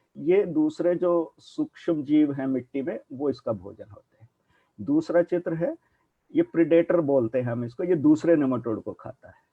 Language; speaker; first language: Hindi; non-native, local second language; Punjabi